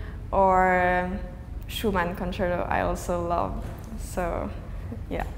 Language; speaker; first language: English; non-native, learner; French